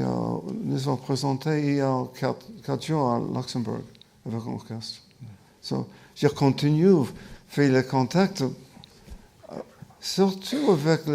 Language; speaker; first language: French; non-native, fluent; English